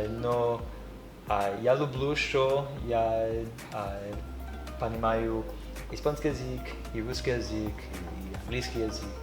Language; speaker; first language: Russian; non-native, learner; English